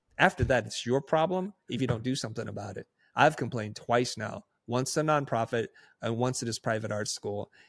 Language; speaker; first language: English; early bilingual, other home language; Vietnamese